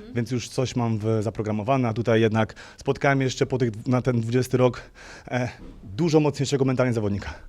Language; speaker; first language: Polish; native; Polish